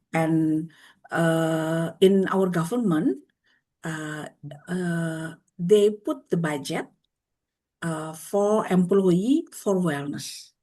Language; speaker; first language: English; non-native, learner; Indonesian